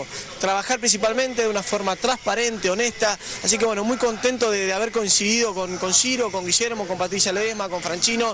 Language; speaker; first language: Spanish; native; Spanish